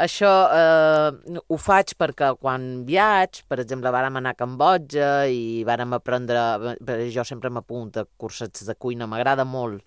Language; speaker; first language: Catalan; native; Catalan